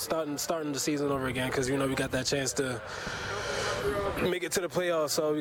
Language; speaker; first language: English; native; English